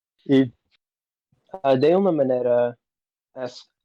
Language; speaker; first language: Spanish; non-native, learner; English